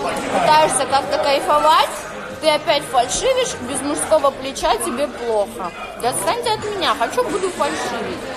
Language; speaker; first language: Russian; native; Russian